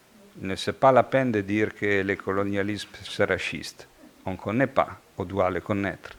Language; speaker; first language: French; non-native, fluent; Italian